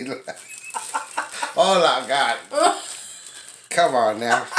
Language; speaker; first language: English; native; English